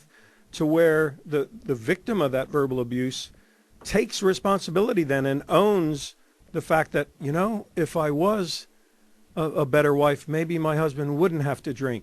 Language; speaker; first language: English; native; English